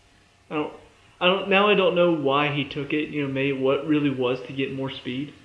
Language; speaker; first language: English; native; English